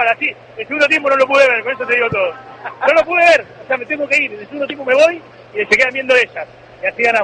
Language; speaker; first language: Spanish; native; Spanish